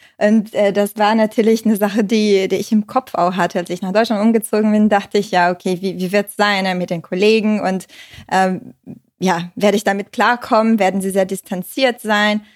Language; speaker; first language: German; non-native, fluent; Portuguese